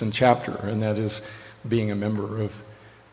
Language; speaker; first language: English; native; English